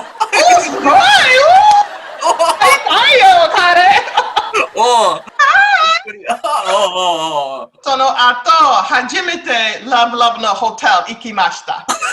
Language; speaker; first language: Japanese; non-native, learner; English